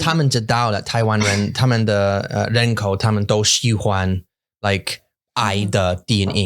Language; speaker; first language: Chinese; non-native, learner; English